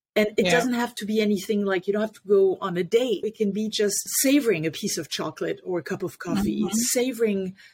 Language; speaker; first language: English; non-native, fluent; French